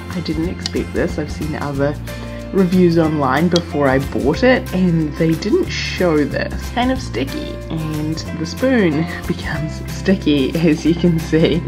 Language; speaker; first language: English; native; English